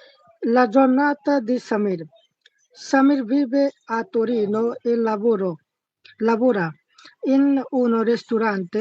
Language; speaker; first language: Italian; non-native, learner; Bangla